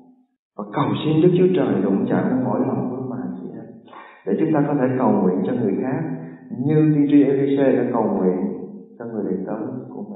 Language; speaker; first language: Vietnamese; native; Vietnamese